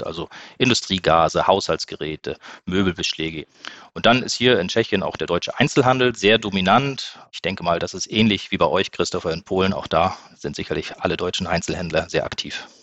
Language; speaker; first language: German; native; German